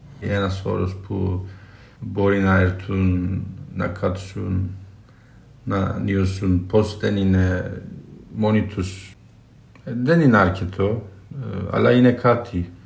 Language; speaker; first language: Greek; non-native, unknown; Turkish